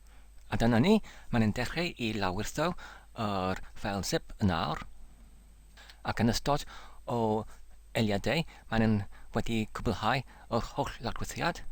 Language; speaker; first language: Welsh; non-native, learner; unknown